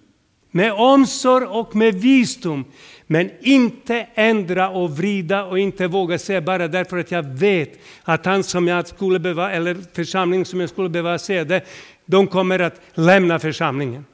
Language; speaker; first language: Swedish; non-native, fluent; Serbian